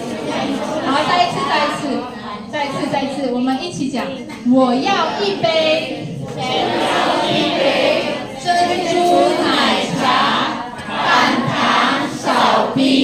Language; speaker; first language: Chinese; non-native, fluent; Filipino